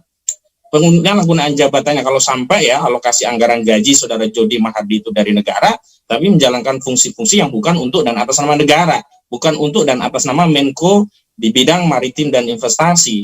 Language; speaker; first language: Indonesian; native; Indonesian